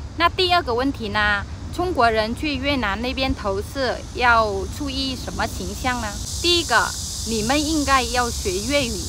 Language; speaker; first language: Chinese; non-native, fluent; Vietnamese